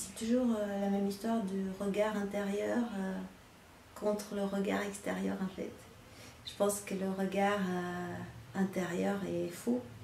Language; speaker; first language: French; non-native, fluent; Romanian